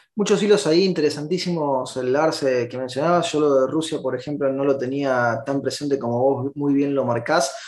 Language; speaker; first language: Spanish; non-native, fluent; German